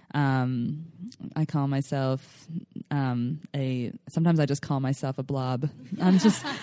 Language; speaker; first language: English; native; English